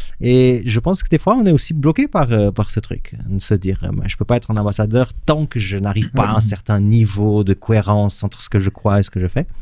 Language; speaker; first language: French; non-native, fluent; Portuguese